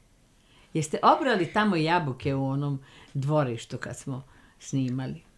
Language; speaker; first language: Serbian; native; Serbian